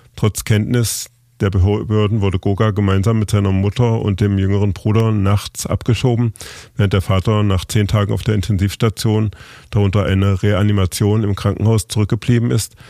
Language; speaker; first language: German; native; German